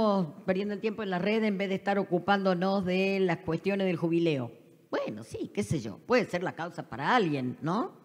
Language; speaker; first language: Spanish; native; Spanish